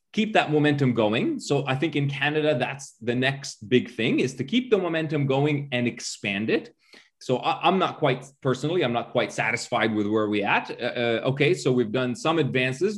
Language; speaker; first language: English; early bilingual, other home language; Arabic